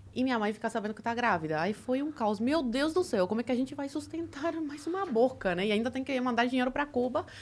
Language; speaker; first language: Portuguese; early bilingual, other home language; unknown